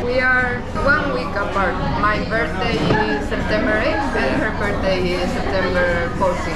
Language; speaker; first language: English; non-native, fluent; Spanish